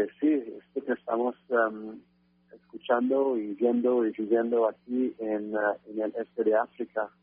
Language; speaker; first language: Spanish; non-native, fluent; French